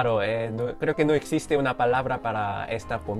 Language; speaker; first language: Spanish; non-native, fluent; Korean